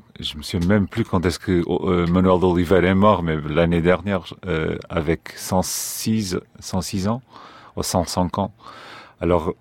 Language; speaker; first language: French; non-native, fluent; Portuguese